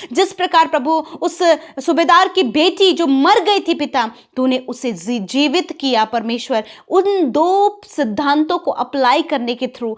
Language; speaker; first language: Hindi; native; Hindi